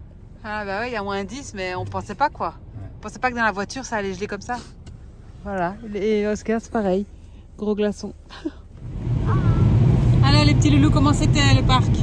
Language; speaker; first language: French; native; French